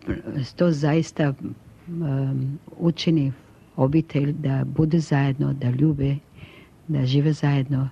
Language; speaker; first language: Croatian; non-native, local second language; Albanian